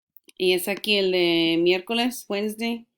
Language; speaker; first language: Spanish; early bilingual, heritage; Spanish